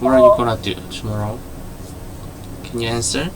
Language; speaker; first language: English; non-native, learner; Korean